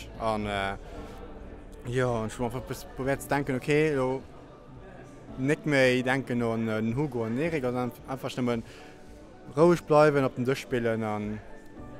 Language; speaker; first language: German; non-native, local second language; Luxembourgish